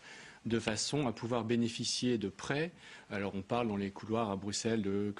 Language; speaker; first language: French; native; French